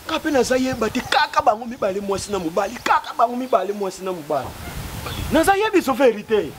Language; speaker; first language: Lingala; non-native, local second language; Kongo